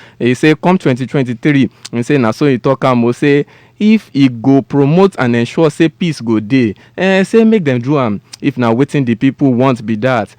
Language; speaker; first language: Nigerian Pidgin; non-native, local second language; Yoruba